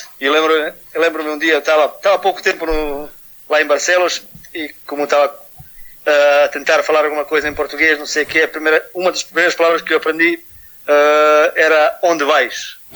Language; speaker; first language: Portuguese; non-native, fluent; Serbian